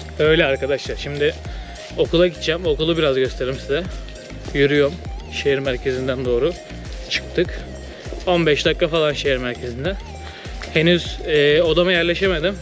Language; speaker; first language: Turkish; native; Turkish